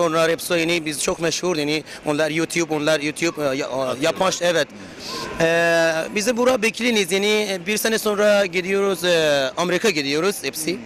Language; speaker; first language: Turkish; non-native, learner; Persian